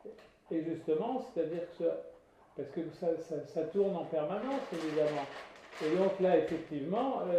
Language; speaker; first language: French; native; French